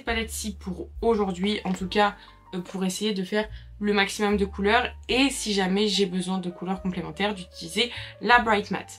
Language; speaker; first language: French; native; French